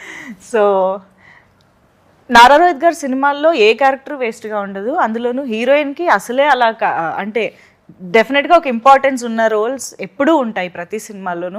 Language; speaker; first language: Telugu; native; Telugu